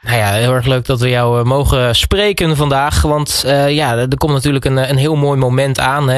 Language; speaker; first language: Dutch; native; Dutch